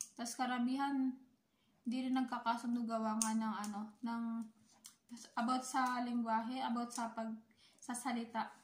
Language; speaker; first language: Filipino; native; Filipino